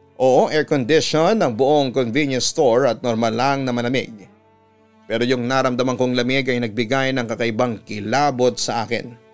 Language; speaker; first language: Filipino; native; Filipino